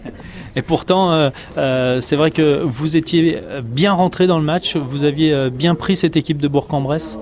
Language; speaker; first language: French; native; French